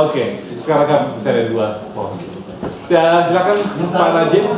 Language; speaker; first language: Indonesian; native; Indonesian